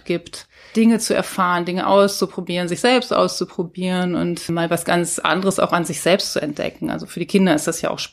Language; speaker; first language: German; native; German